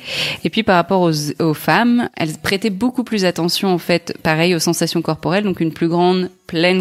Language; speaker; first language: French; native; French